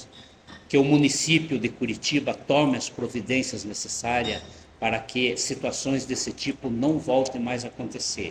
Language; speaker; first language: Portuguese; native; Portuguese